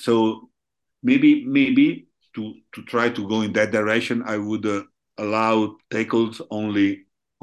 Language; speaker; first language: English; non-native, fluent; Italian